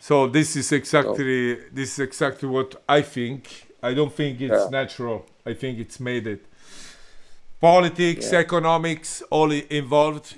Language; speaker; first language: English; non-native, fluent; Italian